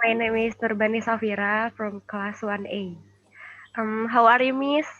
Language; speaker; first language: English; non-native, learner; Indonesian